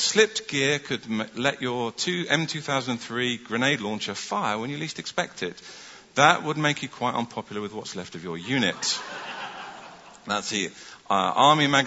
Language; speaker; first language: English; native; English